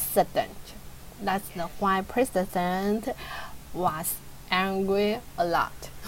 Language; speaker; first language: English; non-native, learner; Chinese